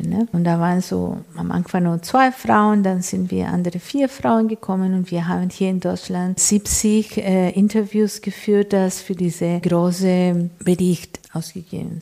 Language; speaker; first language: German; non-native, fluent; Spanish